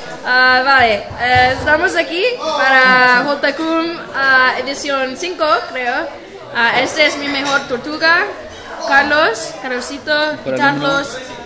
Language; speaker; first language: Spanish; non-native, fluent; English